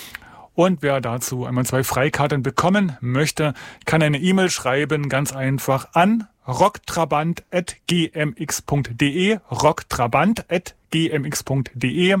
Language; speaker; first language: German; native; German